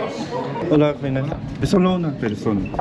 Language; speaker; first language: Spanish; non-native, learner; Korean